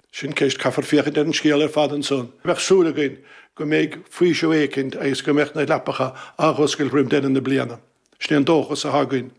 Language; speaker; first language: Irish; native; Irish